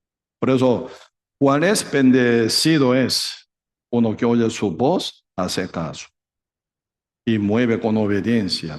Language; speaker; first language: Spanish; non-native, fluent; Korean